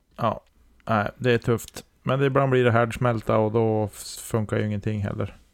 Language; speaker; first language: Swedish; native; Swedish